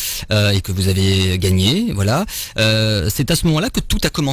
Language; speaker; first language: French; native; French